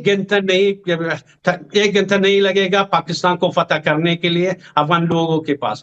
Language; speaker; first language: Hindi; non-native, fluent; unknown